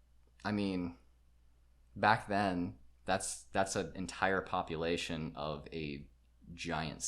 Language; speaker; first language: English; native; English